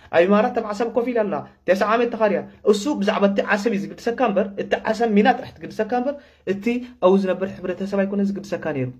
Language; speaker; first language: Tigrinya; non-native, local second language; Afar